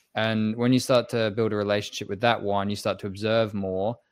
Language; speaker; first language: English; native; English